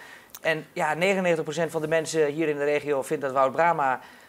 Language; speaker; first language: Dutch; native; Dutch